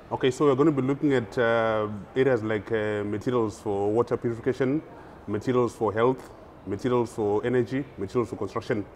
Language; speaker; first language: English; non-native, local second language; Shona